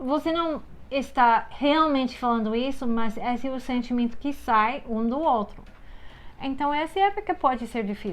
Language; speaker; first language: Portuguese; non-native, fluent; English